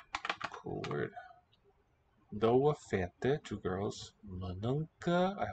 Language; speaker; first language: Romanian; non-native, learner; English